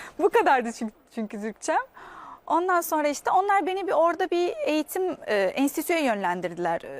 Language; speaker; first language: Turkish; non-native, fluent; Arabic